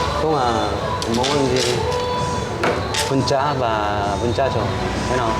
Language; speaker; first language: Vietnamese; non-native, learner; Korean